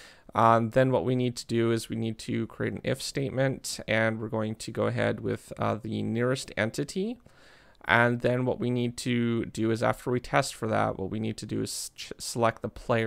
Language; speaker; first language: English; native; English